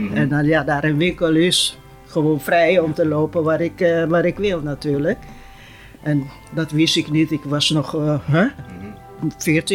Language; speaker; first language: Dutch; non-native, local second language; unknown